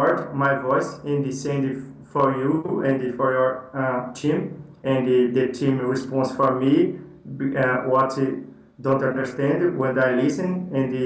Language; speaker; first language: English; non-native, learner; Portuguese